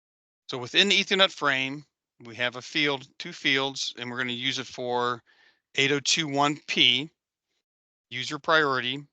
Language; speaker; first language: English; native; English